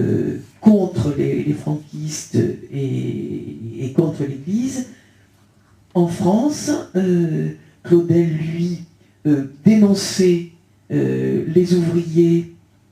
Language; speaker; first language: French; early bilingual, other home language; Spanish